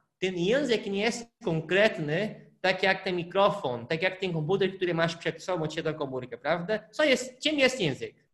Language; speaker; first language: Polish; non-native, fluent; Portuguese